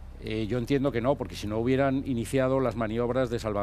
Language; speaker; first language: Spanish; native; Spanish